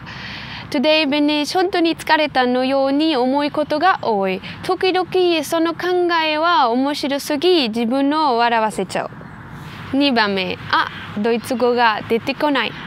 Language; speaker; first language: Japanese; non-native, learner; German